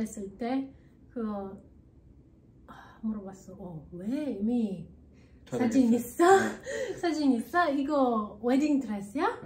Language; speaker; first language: Korean; non-native, learner; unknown